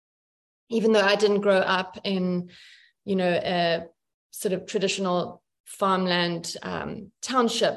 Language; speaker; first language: English; native; English